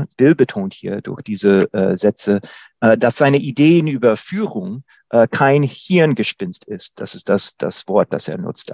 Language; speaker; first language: German; non-native, fluent; English